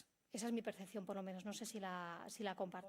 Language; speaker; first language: Spanish; native; Spanish